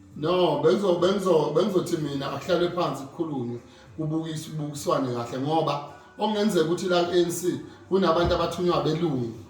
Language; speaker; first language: Zulu; native; Zulu